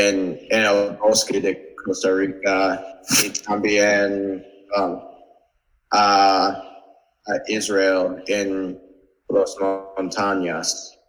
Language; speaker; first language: Spanish; non-native, learner; English